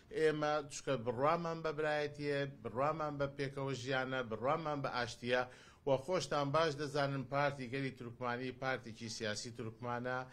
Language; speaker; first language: Central Kurdish; non-native, local second language; Azerbaijani